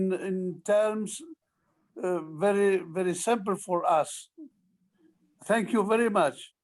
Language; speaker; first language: English; non-native, fluent; French